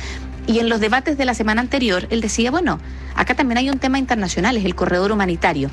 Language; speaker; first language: Spanish; native; Spanish